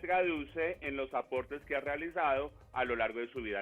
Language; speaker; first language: Spanish; native; Spanish